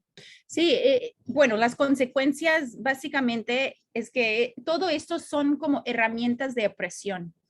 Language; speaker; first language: Spanish; non-native, fluent; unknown